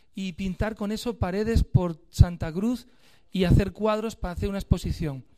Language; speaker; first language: Spanish; native; Spanish